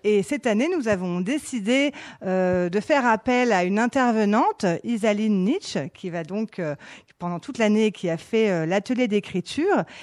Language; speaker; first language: French; native; French